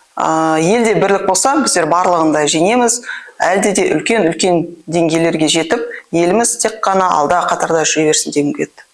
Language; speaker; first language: Kazakh; non-native, local second language; Russian